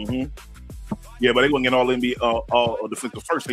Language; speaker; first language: English; native; English